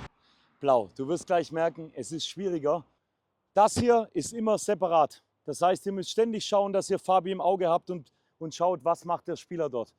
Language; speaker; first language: German; native; German